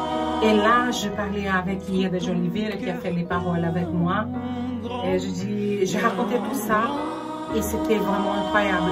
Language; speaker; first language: French; non-native, fluent; Portuguese